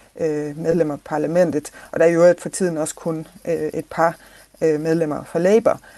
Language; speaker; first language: Danish; non-native, fluent; English